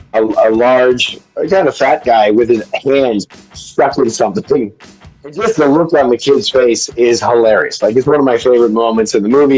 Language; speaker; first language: English; native; English